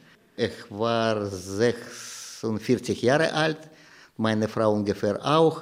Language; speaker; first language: German; non-native, learner; Russian